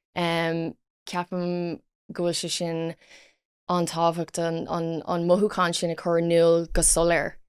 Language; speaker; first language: Irish; non-native, local second language; English